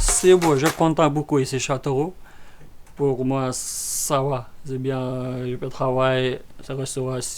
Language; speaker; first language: French; non-native, learner; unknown